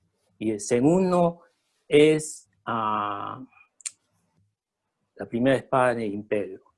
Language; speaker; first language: Spanish; early bilingual, other home language; Chinese